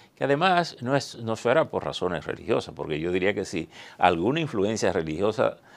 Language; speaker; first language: Spanish; native; Spanish